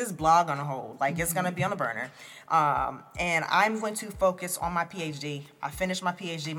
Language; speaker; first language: English; native; English